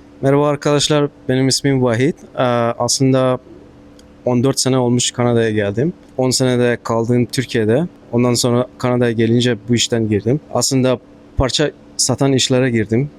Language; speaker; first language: Turkish; non-native, learner; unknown